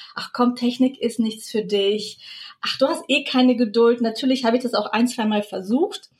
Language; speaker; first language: German; early bilingual, other home language; Russian